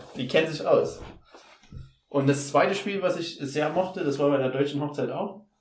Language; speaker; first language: German; native; German